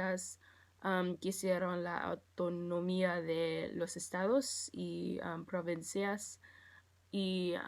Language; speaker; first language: Spanish; non-native, learner; English